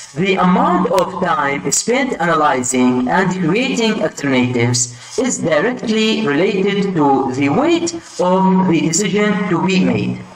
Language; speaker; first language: English; non-native, fluent; Arabic